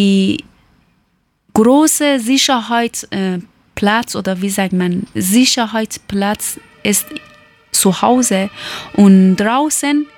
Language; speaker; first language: German; non-native, learner; Persian